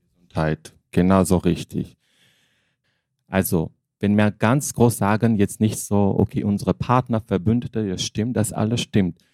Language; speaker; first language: German; non-native, fluent; Armenian